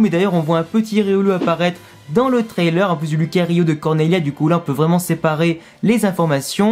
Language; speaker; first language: French; native; French